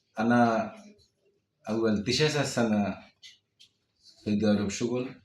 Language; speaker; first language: Arabic; non-native, learner; Bangla